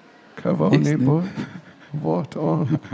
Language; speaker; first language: Russian; non-native, learner; English